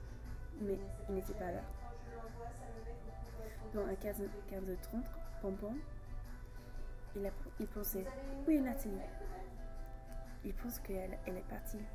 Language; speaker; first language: French; non-native, learner; English